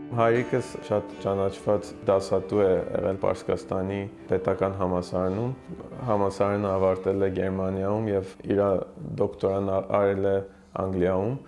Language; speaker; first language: Armenian; early bilingual, heritage; Armenian